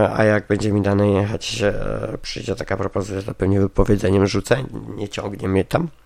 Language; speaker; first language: Polish; native; Polish